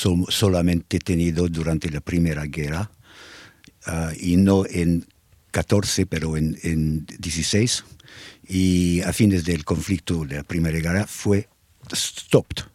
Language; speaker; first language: Spanish; non-native, fluent; English